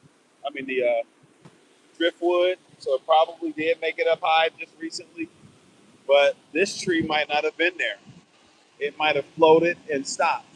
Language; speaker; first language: English; native; English